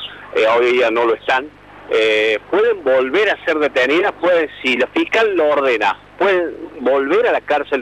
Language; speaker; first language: Spanish; native; Spanish